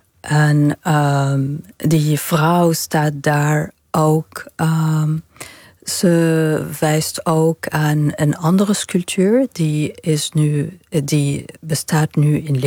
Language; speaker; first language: Dutch; non-native, fluent; Arabic